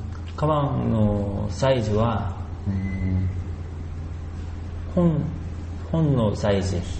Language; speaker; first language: Japanese; non-native, learner; Korean